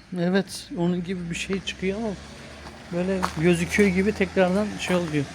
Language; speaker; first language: Turkish; native; Turkish